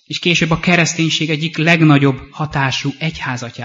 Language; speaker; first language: Hungarian; native; Hungarian